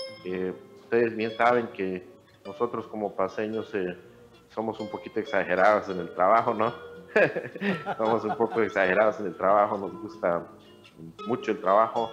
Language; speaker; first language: Spanish; native; Spanish